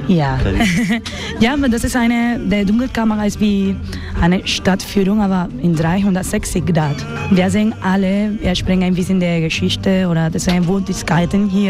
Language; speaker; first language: German; non-native, learner; Spanish